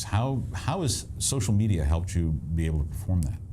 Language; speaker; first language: English; native; English